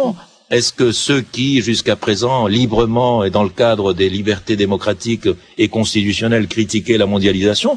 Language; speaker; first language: French; native; French